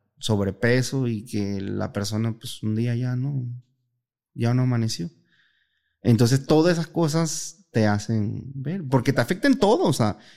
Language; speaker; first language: Spanish; native; Spanish